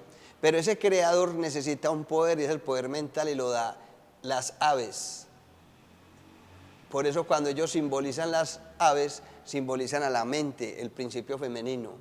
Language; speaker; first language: Spanish; native; Spanish